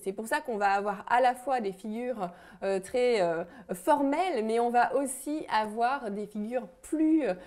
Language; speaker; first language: French; native; French